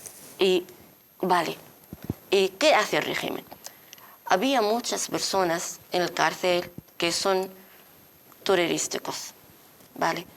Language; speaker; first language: Spanish; non-native, learner; Arabic